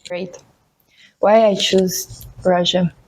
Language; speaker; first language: English; non-native, fluent; Spanish